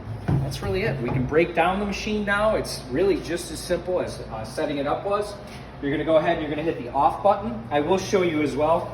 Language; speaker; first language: English; native; English